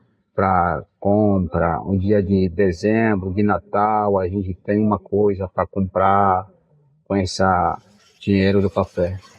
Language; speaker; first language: Portuguese; non-native, local second language; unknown